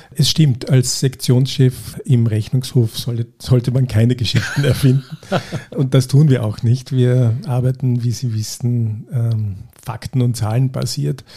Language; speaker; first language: German; native; German